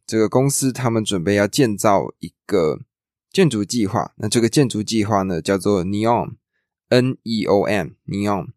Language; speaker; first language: Chinese; native; Chinese